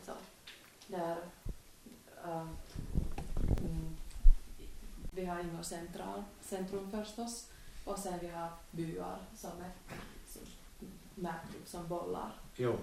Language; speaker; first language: Swedish; non-native, local second language; Finnish